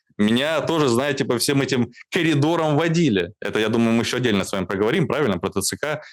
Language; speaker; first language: Russian; native; Russian